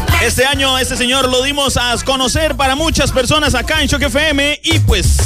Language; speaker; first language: Spanish; native; Spanish